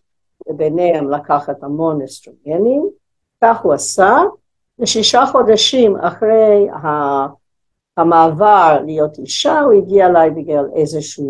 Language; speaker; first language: Hebrew; non-native, fluent; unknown